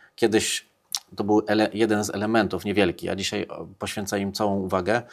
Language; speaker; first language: Polish; native; Polish